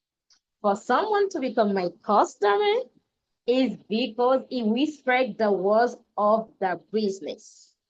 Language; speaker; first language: English; non-native, learner; French